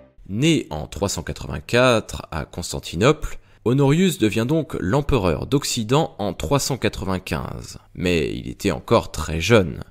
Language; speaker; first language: French; native; French